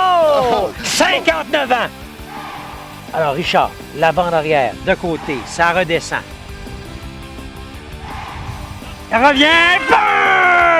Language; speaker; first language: French; native; French